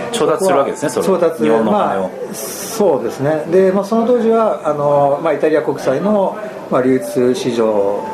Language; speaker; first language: Japanese; non-native, fluent; Italian